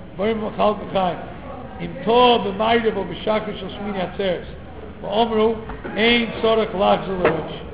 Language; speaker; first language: Hebrew; non-native, fluent; English